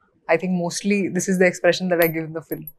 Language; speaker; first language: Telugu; non-native, fluent; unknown